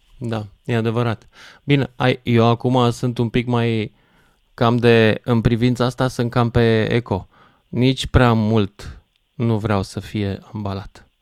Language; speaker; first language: Romanian; native; Romanian